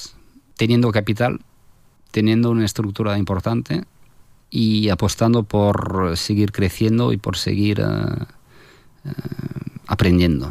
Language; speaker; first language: Spanish; non-native, fluent; French